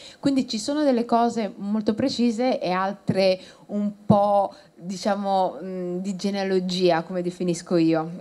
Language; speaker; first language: Italian; early bilingual, other home language; Somali